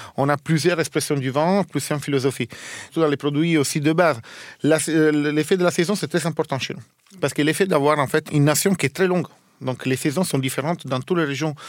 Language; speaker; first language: French; non-native, fluent; Italian